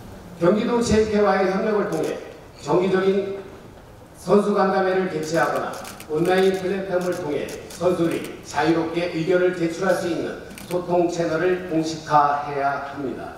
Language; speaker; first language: Korean; native; Korean